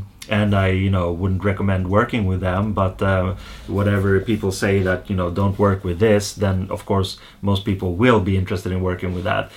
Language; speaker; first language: English; non-native, fluent; Swedish